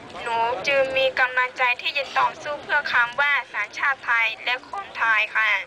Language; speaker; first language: Thai; non-native, local second language; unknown